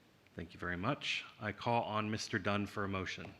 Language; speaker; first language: English; native; English